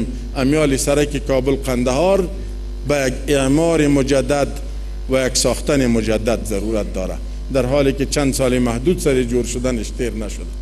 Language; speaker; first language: Persian; non-native, local second language; Pashto